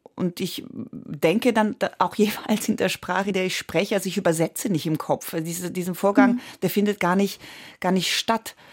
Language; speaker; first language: German; early bilingual, other home language; Italian